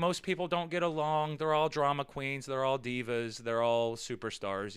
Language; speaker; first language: English; native; English